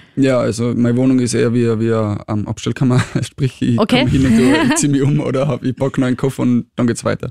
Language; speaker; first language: German; native; German